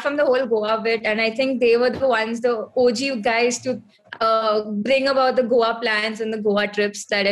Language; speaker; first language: English; non-native, local second language; Konkani